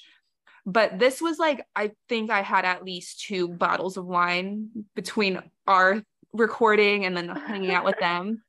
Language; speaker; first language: English; native; English